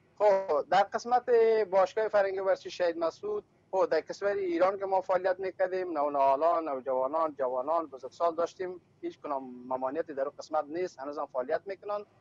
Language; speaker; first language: Persian; native; Persian